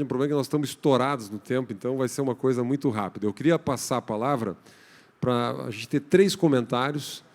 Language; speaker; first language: Portuguese; native; Portuguese